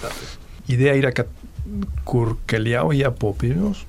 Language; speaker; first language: Lithuanian; non-native, fluent; Catalan